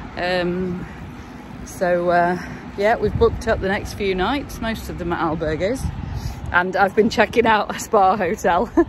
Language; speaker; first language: English; native; English